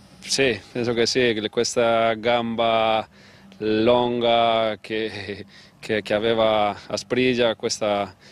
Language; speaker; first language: Italian; non-native, learner; Spanish